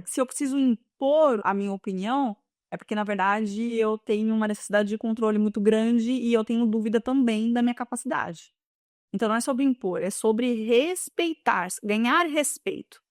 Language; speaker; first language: Portuguese; native; Portuguese